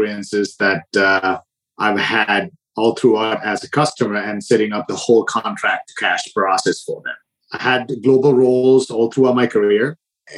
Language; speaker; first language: English; non-native, local second language; Sinhala